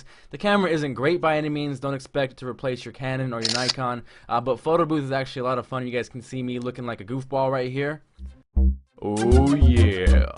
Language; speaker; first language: English; native; English